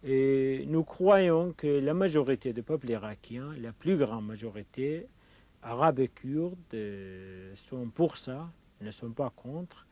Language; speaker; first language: French; non-native, fluent; Kurdish